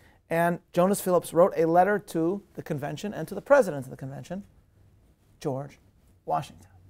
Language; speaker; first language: English; native; English